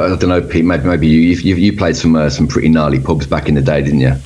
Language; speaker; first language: English; native; English